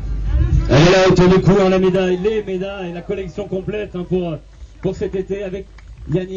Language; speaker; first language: French; native; French